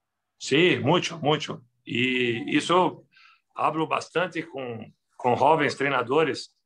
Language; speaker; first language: Spanish; non-native, learner; Portuguese